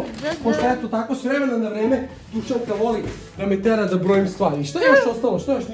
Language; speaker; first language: Croatian; native; Croatian